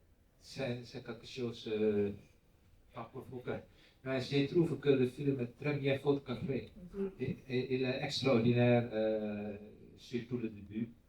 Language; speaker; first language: French; non-native, learner; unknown